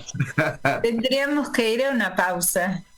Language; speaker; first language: Spanish; native; Spanish